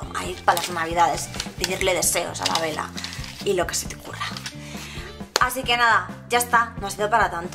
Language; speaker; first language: Spanish; native; Spanish